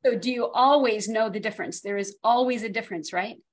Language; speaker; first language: English; native; English